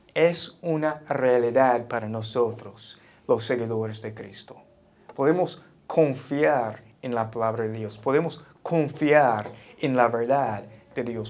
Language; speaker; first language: Spanish; non-native, fluent; English